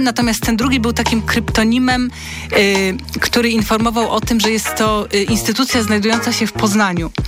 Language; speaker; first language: Polish; native; Polish